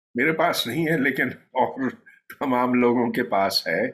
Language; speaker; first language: Urdu; native; Urdu